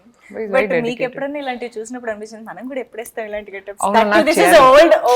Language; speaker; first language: Telugu; native; Telugu